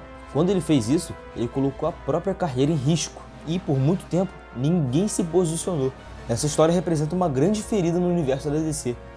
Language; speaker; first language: Portuguese; native; Portuguese